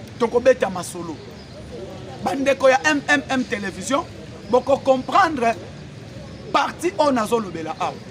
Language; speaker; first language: Lingala; non-native, local second language; Luba-Lulua